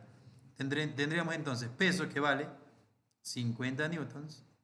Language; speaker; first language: Spanish; native; Spanish